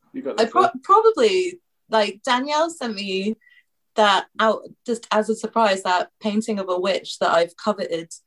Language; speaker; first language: English; native; English